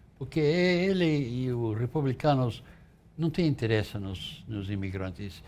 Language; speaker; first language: Portuguese; non-native, fluent; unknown